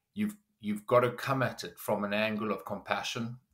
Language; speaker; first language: English; native; English